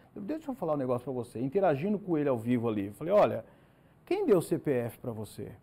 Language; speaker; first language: Portuguese; native; Portuguese